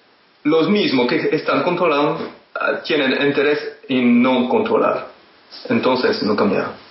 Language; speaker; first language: Spanish; non-native, fluent; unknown